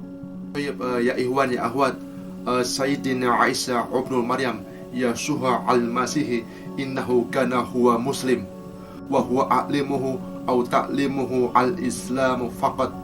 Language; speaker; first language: Arabic; non-native, learner; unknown